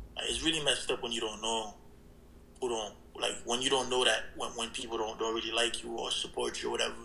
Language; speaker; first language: English; early bilingual, other home language; Haitian Creole